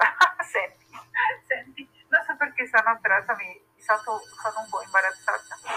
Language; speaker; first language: Italian; non-native, fluent; Spanish